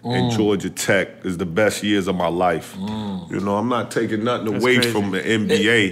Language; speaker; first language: English; native; English